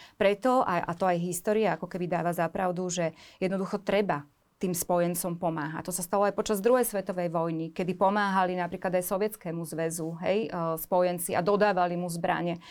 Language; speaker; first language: Slovak; native; Slovak